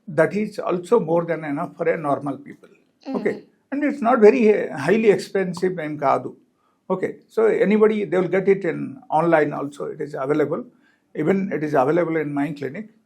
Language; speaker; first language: English; non-native, local second language; Telugu